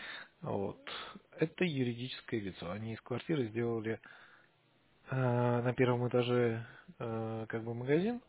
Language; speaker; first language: Russian; native; Russian